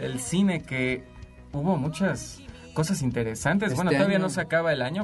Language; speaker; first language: Spanish; native; Spanish